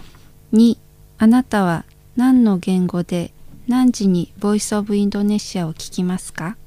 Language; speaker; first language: Japanese; non-native, fluent; Indonesian